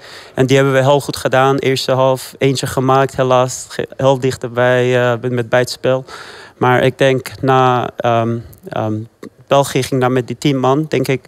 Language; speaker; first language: Dutch; non-native, fluent; Persian